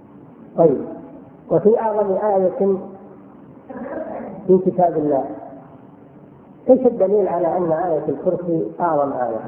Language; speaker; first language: Arabic; native; Arabic